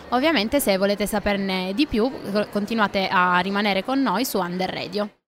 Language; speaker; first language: Italian; native; Italian